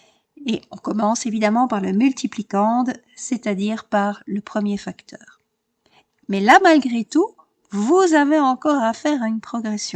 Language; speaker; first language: French; native; French